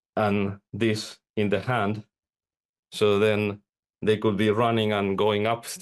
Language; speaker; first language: English; non-native, fluent; Spanish